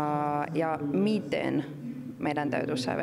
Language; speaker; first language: Finnish; non-native, local second language; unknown